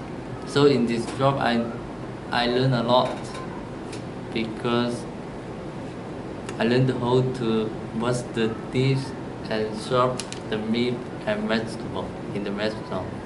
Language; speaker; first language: English; non-native, learner; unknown